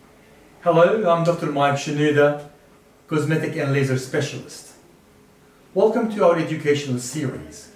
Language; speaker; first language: English; non-native, fluent; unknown